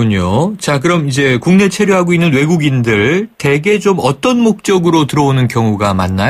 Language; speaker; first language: Korean; native; Korean